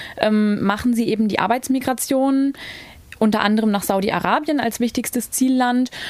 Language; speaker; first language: German; native; German